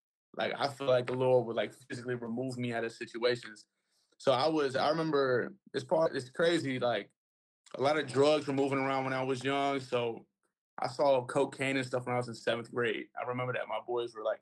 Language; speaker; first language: English; native; English